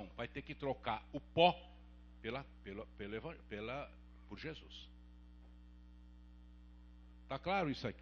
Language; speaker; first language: Portuguese; native; Portuguese